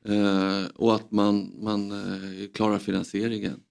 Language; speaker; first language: Swedish; native; Swedish